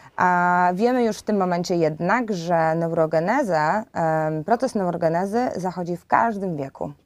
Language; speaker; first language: Polish; native; Polish